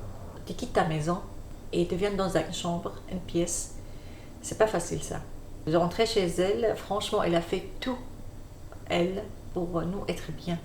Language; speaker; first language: French; non-native, learner; Arabic